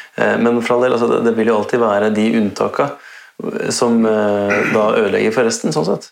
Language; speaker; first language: Norwegian; native; Norwegian